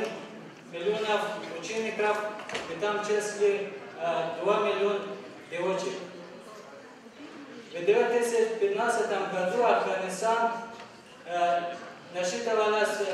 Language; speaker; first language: Russian; non-native, learner; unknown